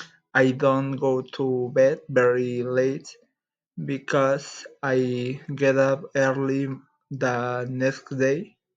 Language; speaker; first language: English; non-native, learner; Spanish